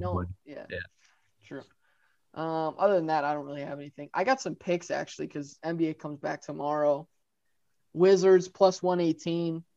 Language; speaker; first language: English; native; English